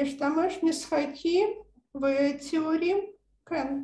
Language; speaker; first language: Hebrew; non-native, learner; Russian